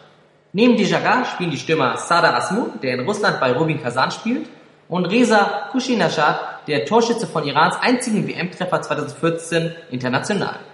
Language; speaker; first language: German; native; German